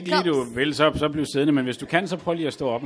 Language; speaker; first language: Danish; native; Danish